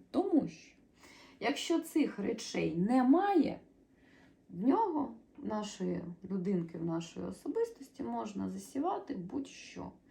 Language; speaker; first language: Ukrainian; native; Ukrainian